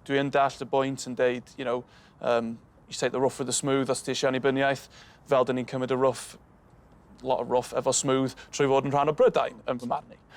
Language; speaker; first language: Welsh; native; Welsh